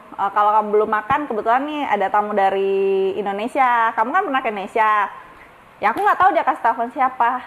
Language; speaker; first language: Indonesian; native; Indonesian